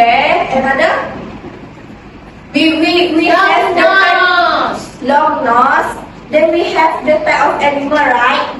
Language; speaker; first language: English; non-native, local second language; Malay